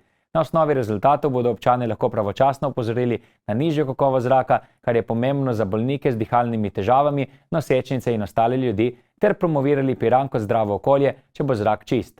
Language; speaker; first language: Slovenian; native; Slovenian